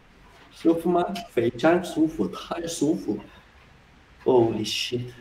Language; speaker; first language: Chinese; non-native, learner; Russian